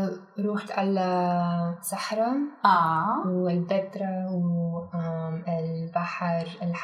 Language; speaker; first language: Arabic; non-native, learner; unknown